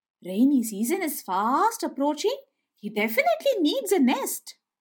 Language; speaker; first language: English; non-native, local second language; Tamil